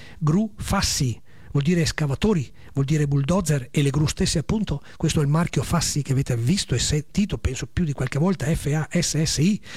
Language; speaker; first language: Italian; native; Italian